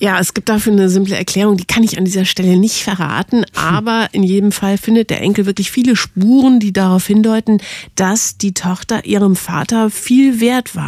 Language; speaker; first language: German; native; German